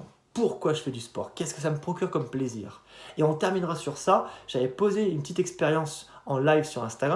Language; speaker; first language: French; native; French